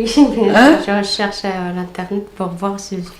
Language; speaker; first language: French; non-native, learner; Arabic